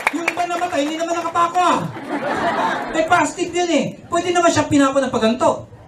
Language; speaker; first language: Filipino; non-native, local second language; Pangasinan